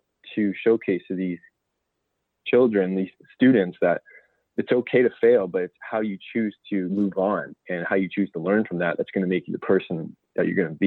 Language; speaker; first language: English; native; English